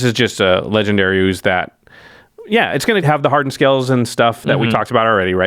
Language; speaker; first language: English; native; English